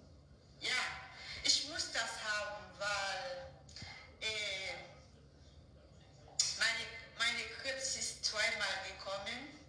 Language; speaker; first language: German; non-native, learner; Haitian Creole